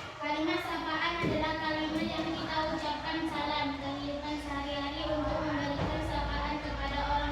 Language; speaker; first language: Indonesian; native; Indonesian